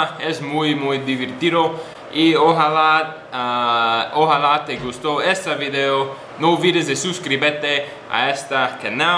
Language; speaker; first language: Spanish; non-native, learner; English